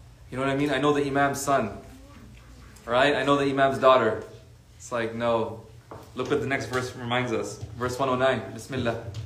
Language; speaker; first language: English; native; English